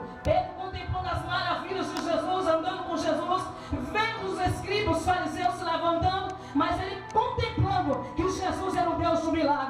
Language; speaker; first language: Portuguese; native; Portuguese